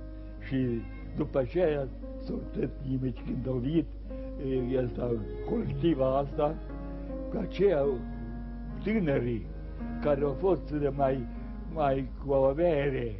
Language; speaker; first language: Romanian; non-native, local second language; Serbian